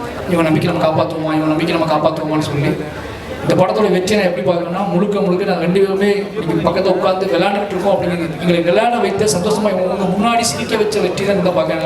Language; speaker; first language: Tamil; native; Tamil